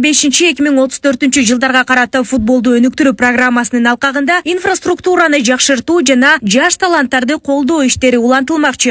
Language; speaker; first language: Kyrgyz; native; Kyrgyz